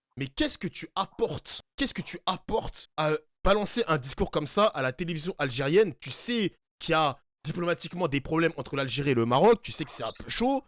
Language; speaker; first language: French; native; French